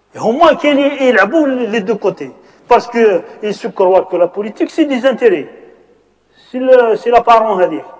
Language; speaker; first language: French; non-native, local second language; Arabic